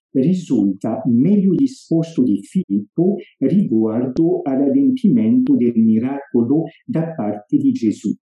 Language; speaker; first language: Italian; non-native, fluent; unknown